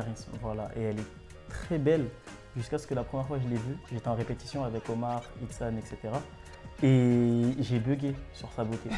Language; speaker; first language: French; native; French